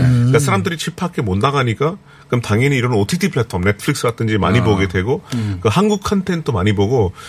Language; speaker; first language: Korean; non-native, fluent; Hindi